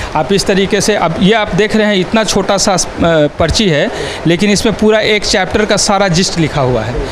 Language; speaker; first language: Hindi; native; Hindi